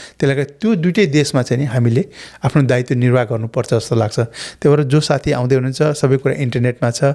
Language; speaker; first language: Nepali; native; Nepali